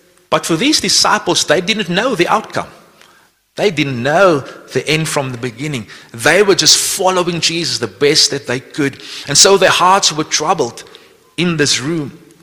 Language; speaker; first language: English; non-native, local second language; Afrikaans